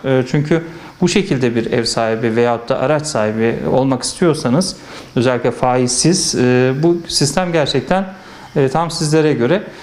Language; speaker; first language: Turkish; native; Turkish